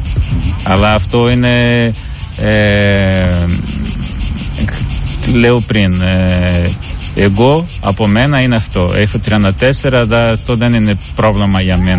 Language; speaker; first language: Greek; non-native, learner; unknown